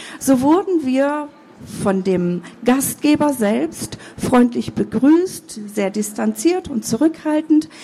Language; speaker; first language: German; early bilingual, other home language; Kurdish